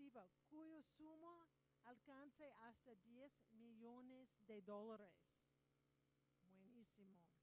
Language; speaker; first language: Spanish; non-native, learner; English